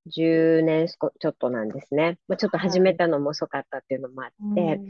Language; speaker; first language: Japanese; native; Japanese